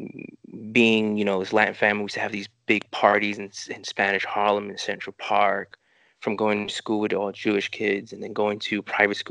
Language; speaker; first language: English; early bilingual, other home language; Spanish